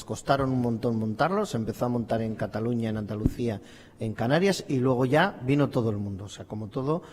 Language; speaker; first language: Spanish; native; Spanish